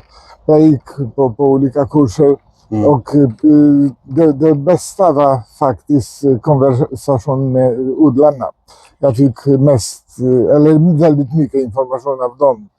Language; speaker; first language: Swedish; non-native, fluent; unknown